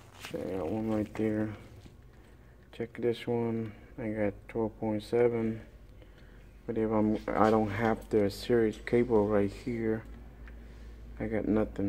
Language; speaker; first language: English; non-native, fluent; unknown